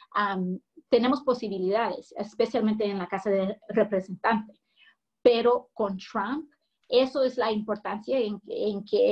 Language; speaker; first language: Spanish; early bilingual, heritage; English